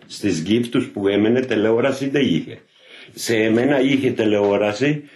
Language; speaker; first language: Greek; non-native, fluent; Polish